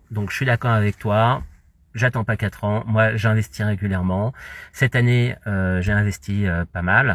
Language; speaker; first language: French; native; French